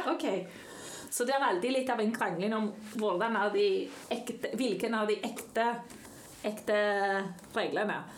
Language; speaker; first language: Norwegian; non-native, fluent; Spanish